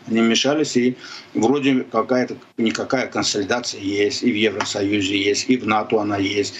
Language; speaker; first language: Russian; non-native, local second language; Azerbaijani